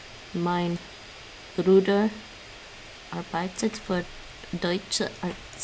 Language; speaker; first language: German; non-native, learner; English